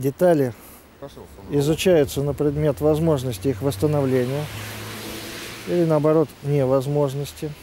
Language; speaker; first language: Russian; native; Russian